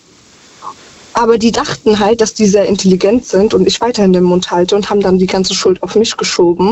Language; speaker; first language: German; native; German